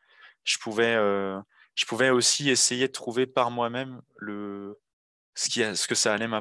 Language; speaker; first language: French; native; French